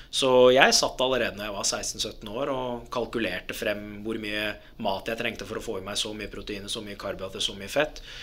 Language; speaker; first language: Norwegian; early bilingual, other home language; Arabic